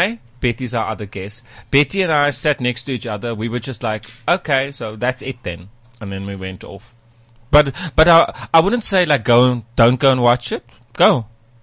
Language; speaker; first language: English; non-native, fluent; German